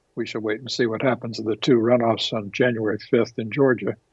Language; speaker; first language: English; native; English